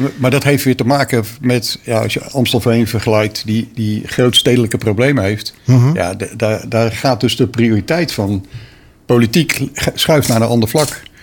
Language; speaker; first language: Dutch; native; Dutch